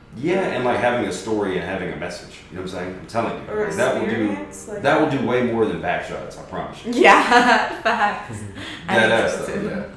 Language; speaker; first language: English; native; English